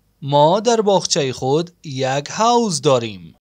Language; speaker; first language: Persian; native; Persian